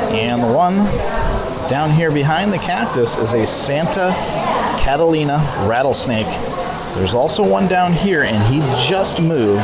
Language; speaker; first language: English; native; English